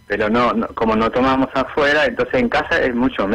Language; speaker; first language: Spanish; non-native, fluent; Japanese